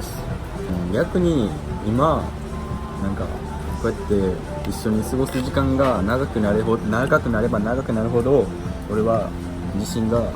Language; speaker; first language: Japanese; native; Japanese